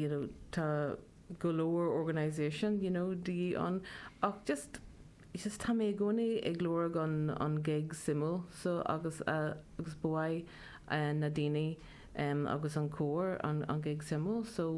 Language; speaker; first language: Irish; non-native, learner; Welsh